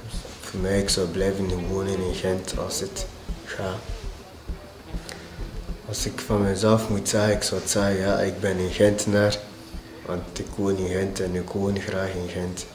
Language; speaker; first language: Dutch; non-native, fluent; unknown